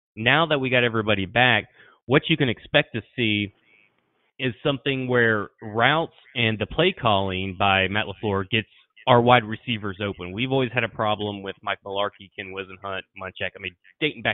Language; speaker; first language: English; native; English